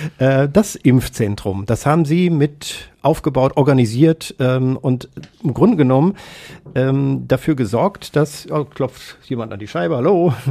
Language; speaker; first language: German; native; German